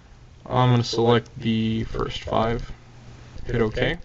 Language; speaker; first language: English; native; English